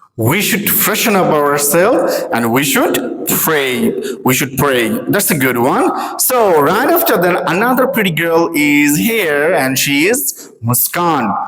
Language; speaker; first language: English; non-native, local second language; Bangla